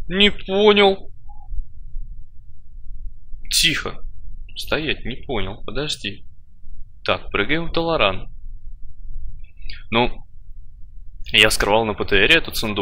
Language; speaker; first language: Russian; native; Russian